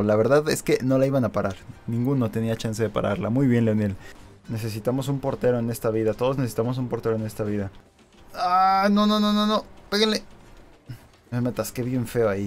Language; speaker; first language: Spanish; native; Spanish